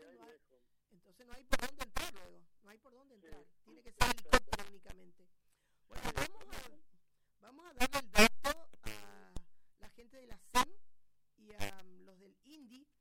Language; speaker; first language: Spanish; native; Spanish